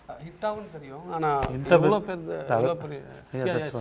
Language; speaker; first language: Telugu; non-native, learner; Tamil